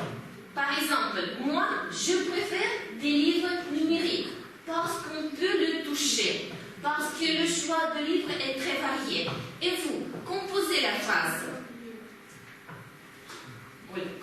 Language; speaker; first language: French; non-native, fluent; Russian